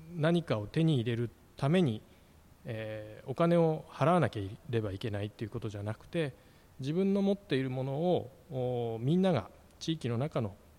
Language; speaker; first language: Japanese; native; Japanese